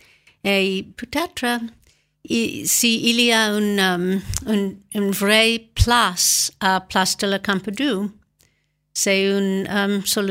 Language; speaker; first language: French; non-native, learner; English